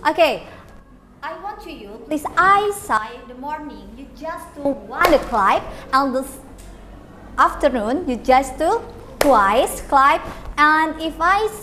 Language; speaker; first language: English; non-native, learner; Indonesian